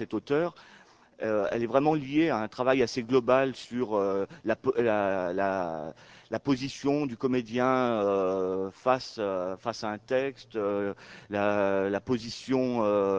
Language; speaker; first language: French; native; French